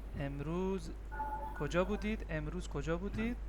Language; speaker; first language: Persian; non-native, fluent; Urdu